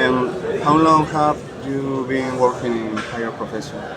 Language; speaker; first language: English; non-native, learner; Spanish